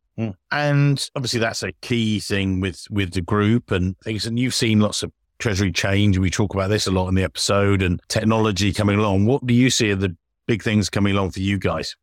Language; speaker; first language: English; native; English